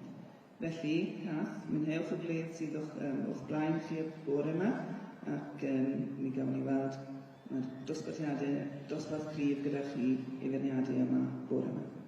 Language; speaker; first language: Welsh; native; Welsh